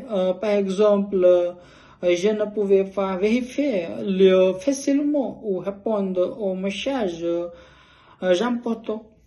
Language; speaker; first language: French; non-native, learner; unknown